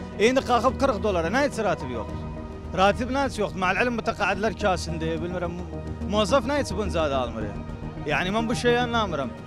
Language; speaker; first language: Turkish; native; Turkish